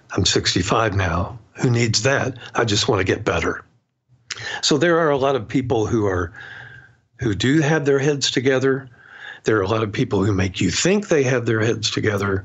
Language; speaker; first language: English; native; English